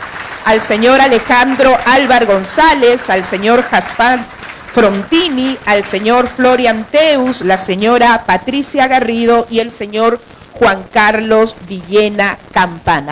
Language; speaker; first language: Spanish; native; Spanish